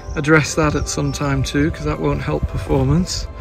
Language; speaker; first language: English; native; English